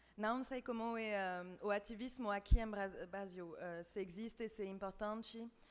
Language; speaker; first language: Portuguese; non-native, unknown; French